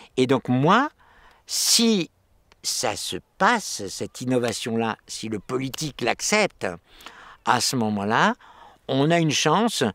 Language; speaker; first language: French; native; French